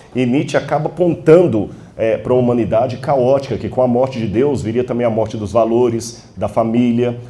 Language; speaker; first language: Portuguese; native; Portuguese